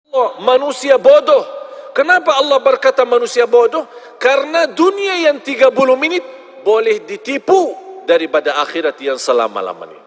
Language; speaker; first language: Indonesian; non-native, fluent; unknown